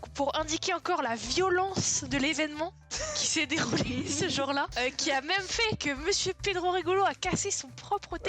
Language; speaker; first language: French; native; French